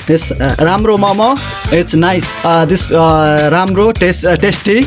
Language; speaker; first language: English; non-native, learner; Nepali